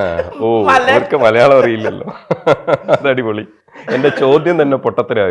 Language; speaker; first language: Malayalam; native; Malayalam